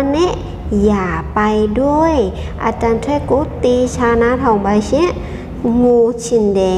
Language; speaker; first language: Thai; non-native, fluent; Burmese